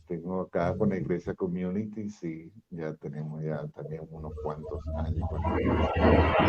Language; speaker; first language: Spanish; native; Spanish